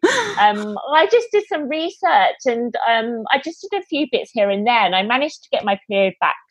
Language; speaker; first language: English; native; English